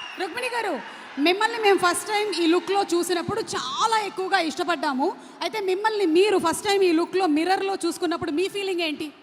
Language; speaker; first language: Telugu; native; Telugu